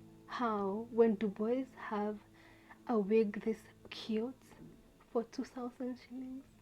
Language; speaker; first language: English; non-native, local second language; Swahili